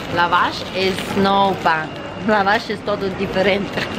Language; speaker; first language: Spanish; non-native, learner; Ukrainian